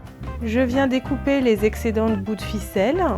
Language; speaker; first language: French; native; French